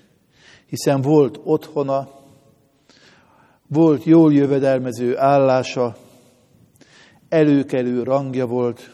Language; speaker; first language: Hungarian; native; Hungarian